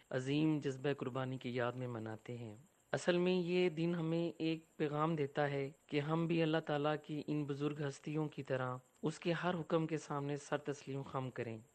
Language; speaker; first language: Urdu; non-native, local second language; Punjabi